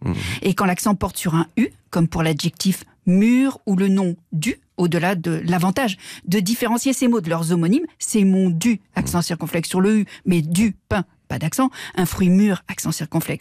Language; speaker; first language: French; native; French